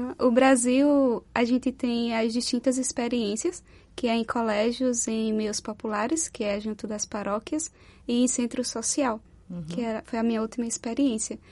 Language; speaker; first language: Portuguese; native; Portuguese